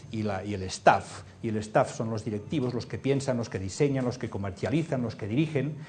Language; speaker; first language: Spanish; native; Spanish